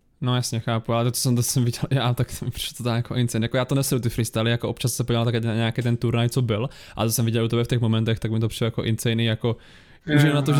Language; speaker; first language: Czech; native; Czech